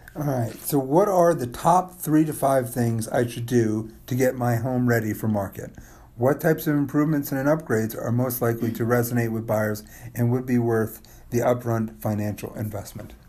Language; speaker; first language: English; native; English